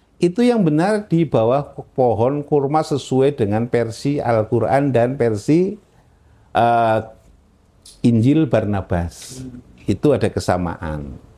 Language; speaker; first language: Indonesian; non-native, local second language; Javanese